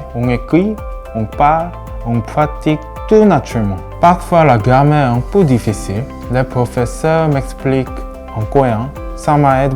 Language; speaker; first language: French; non-native, learner; Japanese